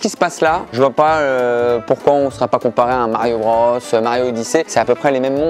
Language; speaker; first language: French; native; French